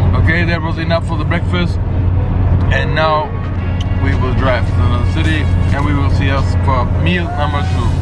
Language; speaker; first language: English; non-native, learner; Bosnian